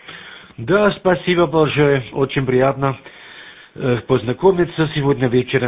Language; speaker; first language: Russian; non-native, learner; German